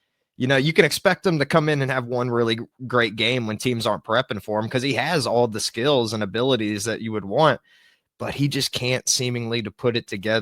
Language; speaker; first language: English; native; English